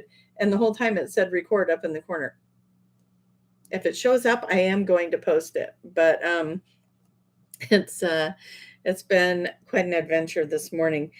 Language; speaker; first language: English; native; English